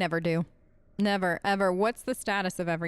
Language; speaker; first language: English; native; English